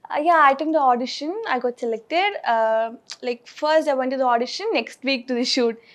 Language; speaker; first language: English; non-native, local second language; Tamil